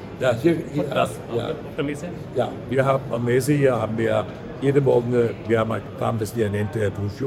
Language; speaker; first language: German; non-native, learner; Danish